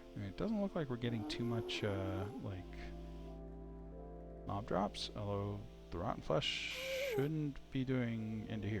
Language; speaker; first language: English; native; English